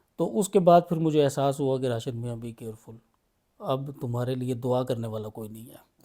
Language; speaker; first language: Urdu; non-native, local second language; Punjabi